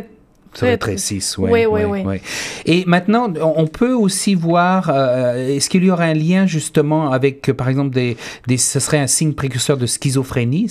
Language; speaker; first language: French; native; French